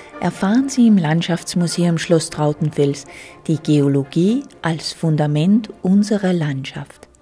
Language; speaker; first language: German; native; German